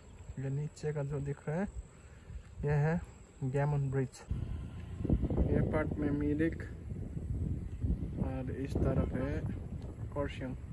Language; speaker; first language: Hindi; non-native, local second language; Nepali